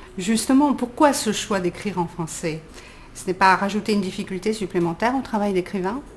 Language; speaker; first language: French; native; French